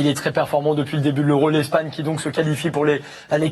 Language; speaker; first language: French; native; French